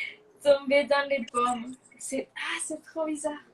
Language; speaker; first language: French; non-native, fluent; Spanish